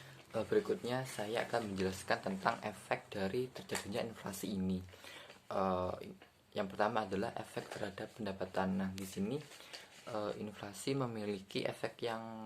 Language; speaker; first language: Indonesian; native; Indonesian